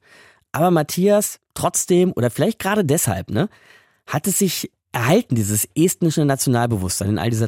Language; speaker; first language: German; native; German